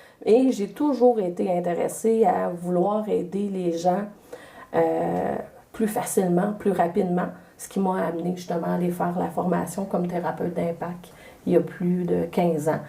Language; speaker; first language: French; native; French